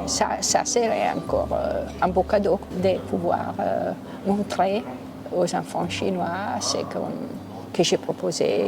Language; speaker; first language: French; non-native, local second language; Italian